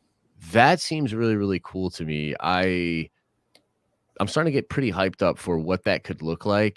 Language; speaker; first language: English; native; English